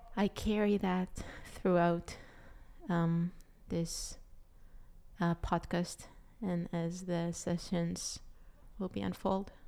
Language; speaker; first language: English; non-native, fluent; Hebrew